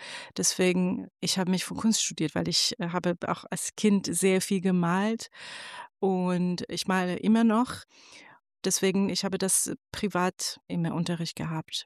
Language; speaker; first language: German; non-native, fluent; Persian